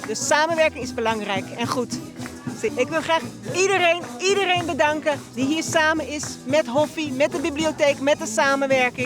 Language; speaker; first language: Dutch; non-native, local second language; Papiamento